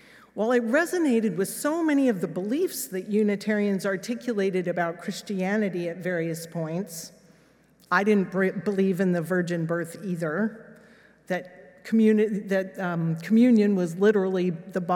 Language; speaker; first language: English; native; English